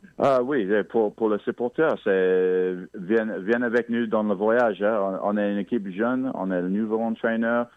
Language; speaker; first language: French; non-native, local second language; English